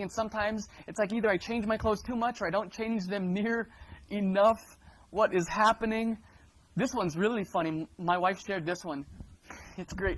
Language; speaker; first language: English; native; English